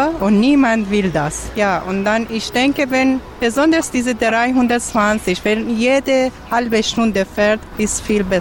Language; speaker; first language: German; non-native, learner; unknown